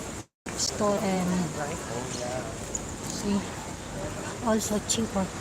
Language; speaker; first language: English; non-native, local second language; Filipino